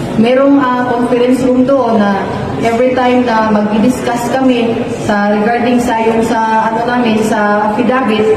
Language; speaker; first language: Filipino; non-native, local second language; Cebuano